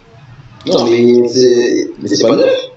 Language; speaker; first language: French; native; French